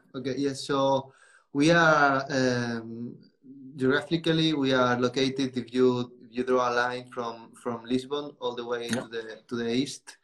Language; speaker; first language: English; non-native, learner; Spanish